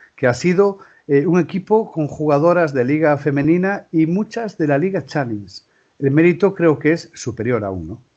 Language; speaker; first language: Spanish; non-native, local second language; Galician